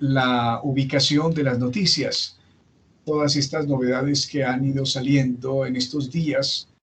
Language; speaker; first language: Spanish; native; Spanish